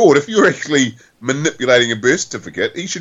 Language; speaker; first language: English; native; English